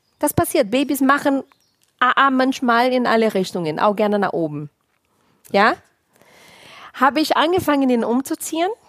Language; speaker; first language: German; non-native, fluent; Portuguese